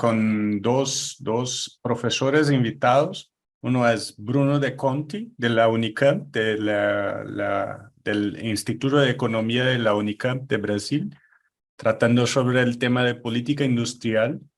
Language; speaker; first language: Spanish; non-native, fluent; Portuguese